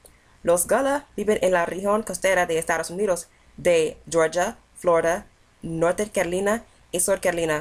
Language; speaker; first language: Spanish; non-native, learner; English